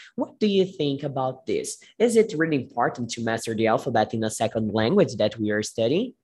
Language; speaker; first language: English; non-native, fluent; Portuguese